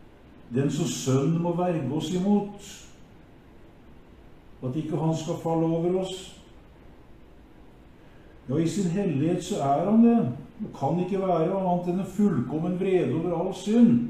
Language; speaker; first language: Norwegian; native; Norwegian